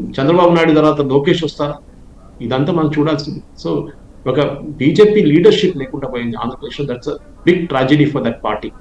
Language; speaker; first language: Telugu; non-native, local second language; Malayalam